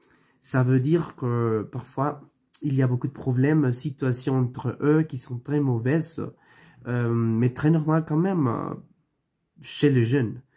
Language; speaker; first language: French; non-native, learner; Spanish